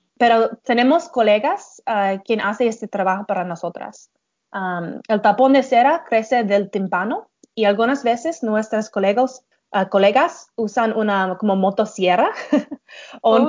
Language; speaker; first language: Spanish; non-native, learner; English